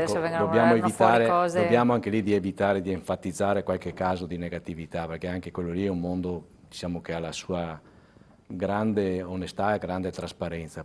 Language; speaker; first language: Italian; native; Italian